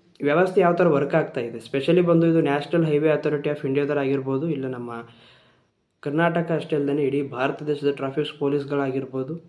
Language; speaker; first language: Kannada; native; Kannada